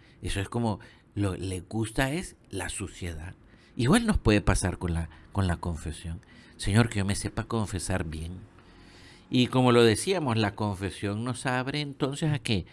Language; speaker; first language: Spanish; native; Spanish